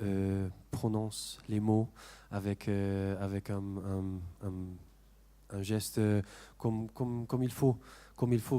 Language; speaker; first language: French; non-native, fluent; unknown